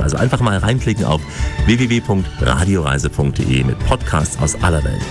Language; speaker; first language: German; native; German